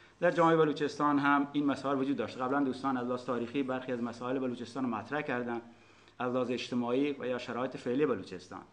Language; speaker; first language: Persian; non-native, local second language; Baluchi